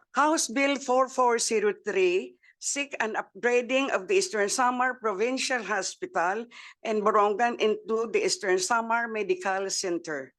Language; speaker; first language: English; non-native, local second language; Waray